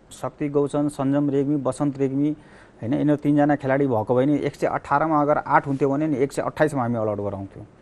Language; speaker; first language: Nepali; native; Nepali